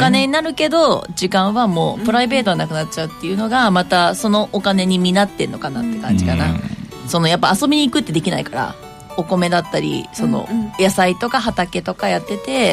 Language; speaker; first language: Japanese; native; Japanese